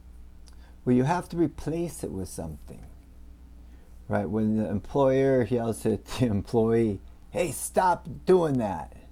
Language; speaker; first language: English; native; English